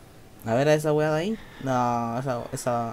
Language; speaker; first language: Spanish; native; Spanish